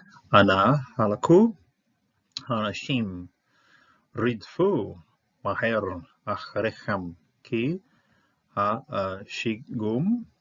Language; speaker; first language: Hebrew; non-native, fluent; English